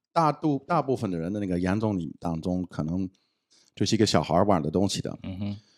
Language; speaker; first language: Chinese; non-native, fluent; English